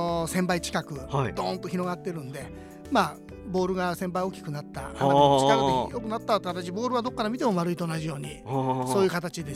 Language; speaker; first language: Japanese; native; Japanese